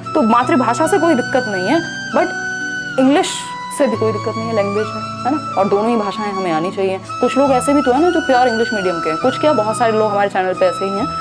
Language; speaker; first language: Hindi; native; Hindi